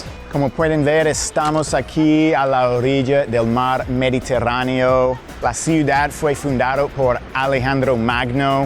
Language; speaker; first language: Spanish; non-native, fluent; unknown